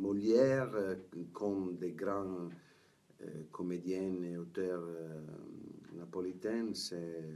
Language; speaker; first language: French; non-native, fluent; Italian